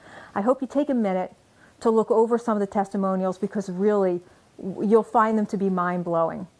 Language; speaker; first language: English; native; English